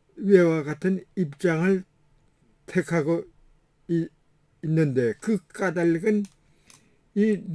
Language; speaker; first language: Korean; native; Korean